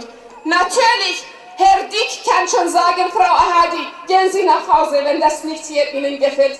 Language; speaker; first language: German; non-native, fluent; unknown